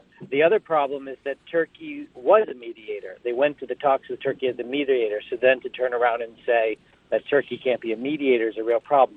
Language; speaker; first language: English; native; English